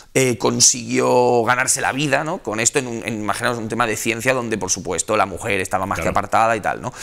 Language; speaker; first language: Spanish; native; Spanish